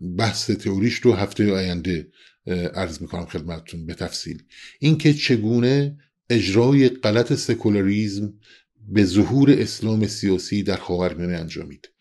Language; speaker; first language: Persian; non-native, local second language; Central Kurdish